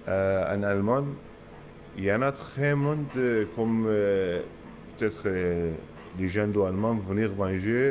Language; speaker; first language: French; non-native, learner; Arabic